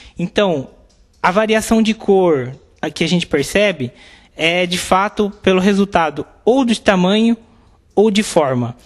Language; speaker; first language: Portuguese; native; Portuguese